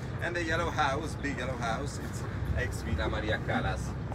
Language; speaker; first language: English; non-native, learner; Italian